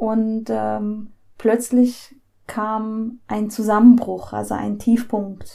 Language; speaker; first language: German; early bilingual, other home language; Persian